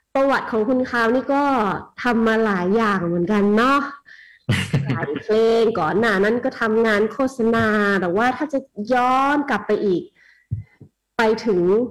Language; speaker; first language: Thai; native; Thai